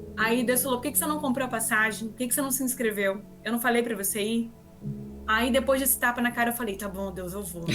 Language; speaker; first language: Portuguese; native; Portuguese